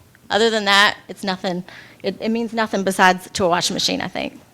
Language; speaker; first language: English; native; English